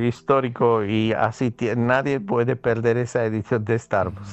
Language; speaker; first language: Spanish; non-native, fluent; Armenian